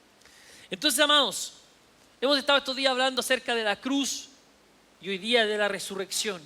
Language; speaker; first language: Spanish; native; Spanish